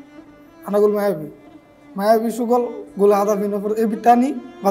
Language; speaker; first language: Arabic; non-native, learner; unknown